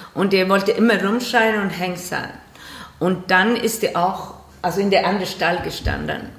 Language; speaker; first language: German; non-native, learner; Swedish